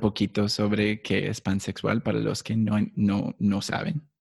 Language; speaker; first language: Spanish; non-native, fluent; English